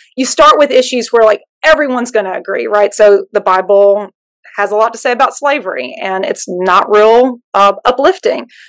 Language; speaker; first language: English; native; English